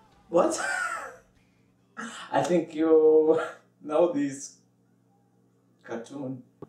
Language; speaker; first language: English; non-native, learner; Russian